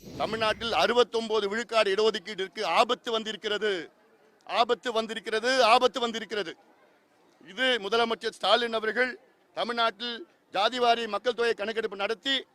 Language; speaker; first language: Tamil; native; Tamil